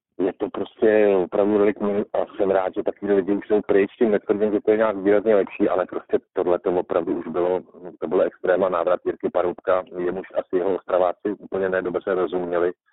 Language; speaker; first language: Czech; native; Czech